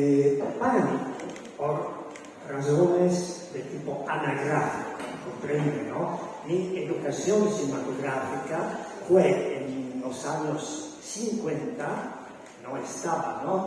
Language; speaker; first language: Spanish; non-native, learner; Italian